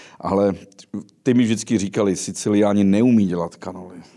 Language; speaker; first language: Czech; native; Czech